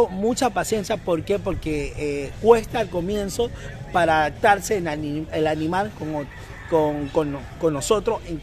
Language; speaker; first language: Spanish; native; Spanish